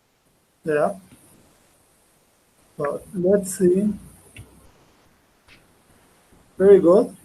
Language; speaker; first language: English; non-native, fluent; Spanish